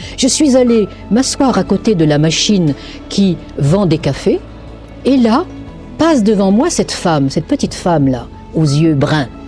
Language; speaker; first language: French; native; French